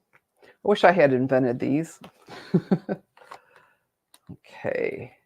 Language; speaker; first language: English; native; English